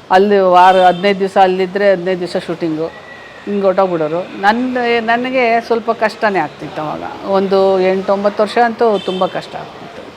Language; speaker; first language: Kannada; native; Kannada